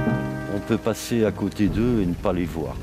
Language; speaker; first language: French; native; French